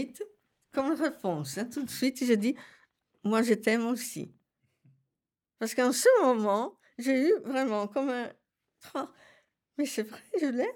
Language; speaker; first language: French; non-native, fluent; Italian